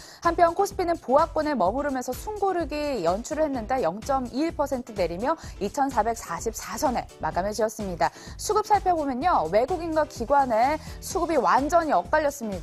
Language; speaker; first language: Korean; native; Korean